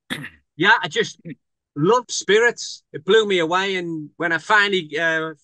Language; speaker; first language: English; native; English